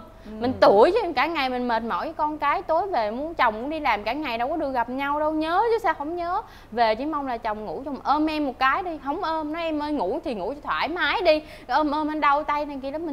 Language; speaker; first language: Vietnamese; native; Vietnamese